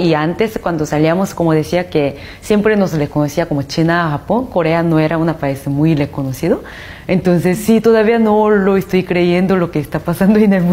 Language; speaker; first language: Spanish; non-native, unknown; Korean